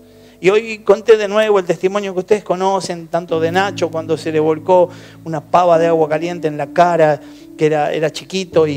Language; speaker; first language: Spanish; native; Spanish